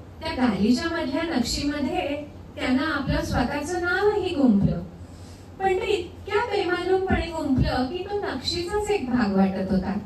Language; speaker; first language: Marathi; native; Marathi